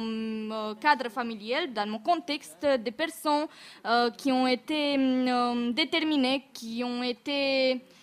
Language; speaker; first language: French; non-native, fluent; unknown